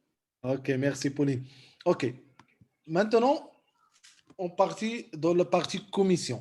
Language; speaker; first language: French; non-native, local second language; Arabic